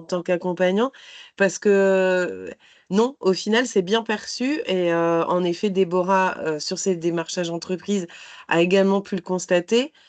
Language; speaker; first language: French; native; French